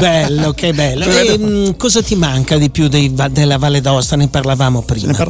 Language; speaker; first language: Italian; native; Italian